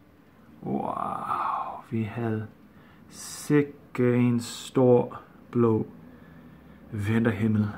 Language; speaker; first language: Danish; non-native, fluent; English